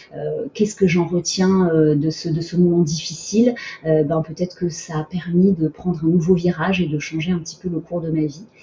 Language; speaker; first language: French; native; French